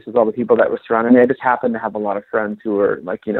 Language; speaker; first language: English; native; English